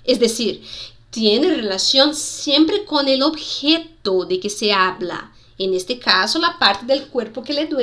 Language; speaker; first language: Spanish; non-native, fluent; Portuguese